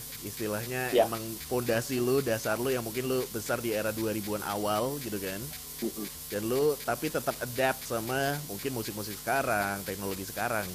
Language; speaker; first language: Indonesian; native; Indonesian